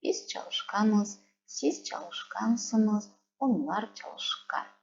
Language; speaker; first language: Turkish; non-native, fluent; Kazakh